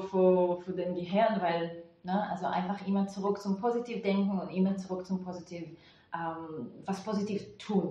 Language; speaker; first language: German; non-native, fluent; Hebrew